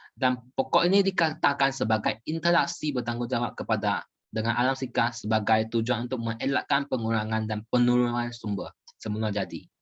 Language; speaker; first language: Malay; non-native, local second language; Chinese